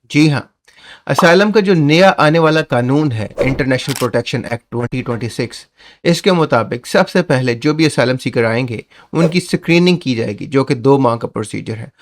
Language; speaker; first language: Urdu; non-native, local second language; Punjabi